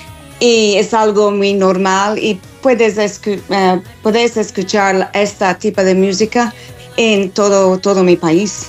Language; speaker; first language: Spanish; non-native, fluent; English